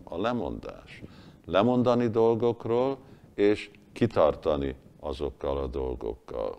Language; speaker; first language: Hungarian; early bilingual, heritage; Hungarian